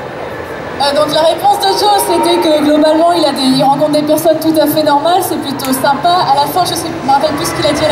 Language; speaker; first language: French; native; French